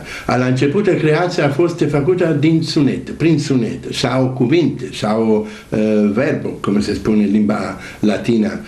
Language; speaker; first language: Romanian; non-native, learner; Italian